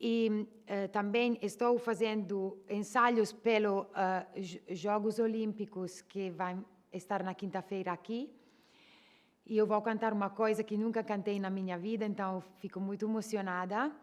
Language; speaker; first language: Portuguese; non-native, fluent; Italian